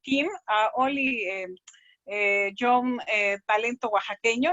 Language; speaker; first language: English; non-native, learner; Spanish